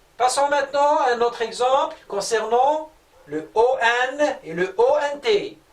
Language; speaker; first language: French; non-native, local second language; Arabic